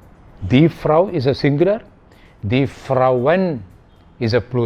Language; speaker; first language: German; non-native, fluent; Malayalam